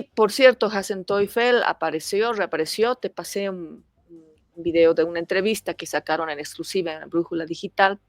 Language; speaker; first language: Spanish; native; Spanish